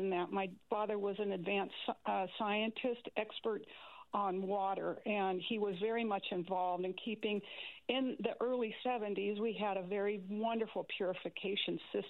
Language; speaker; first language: English; native; English